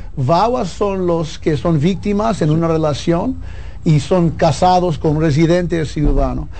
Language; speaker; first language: Spanish; early bilingual, heritage; Spanish